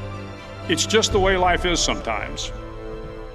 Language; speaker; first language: English; native; English